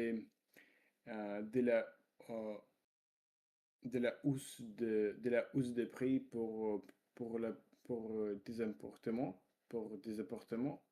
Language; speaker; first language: French; non-native, learner; Russian